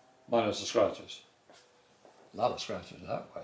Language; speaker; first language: English; non-native, fluent; Swedish